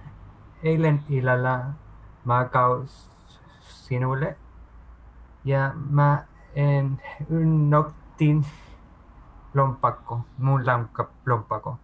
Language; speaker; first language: Finnish; non-native, learner; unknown